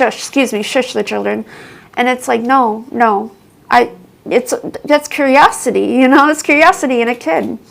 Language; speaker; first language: English; native; English